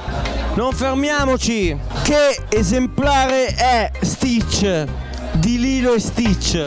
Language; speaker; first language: Italian; native; Italian